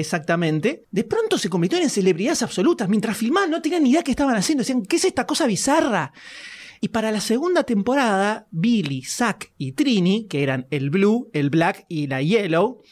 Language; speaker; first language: Spanish; native; Spanish